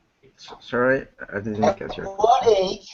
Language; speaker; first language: English; non-native, fluent; Arabic